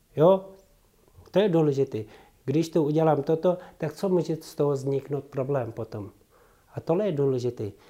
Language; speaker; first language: Czech; non-native, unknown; Tibetan